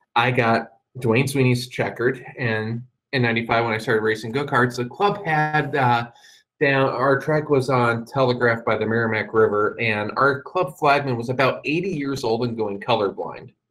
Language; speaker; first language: English; native; English